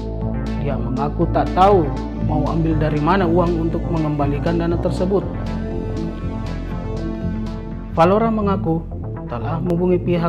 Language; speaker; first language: Indonesian; native; Indonesian